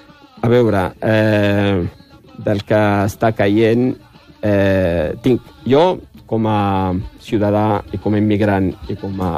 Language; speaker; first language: Catalan; non-native, fluent; Riffian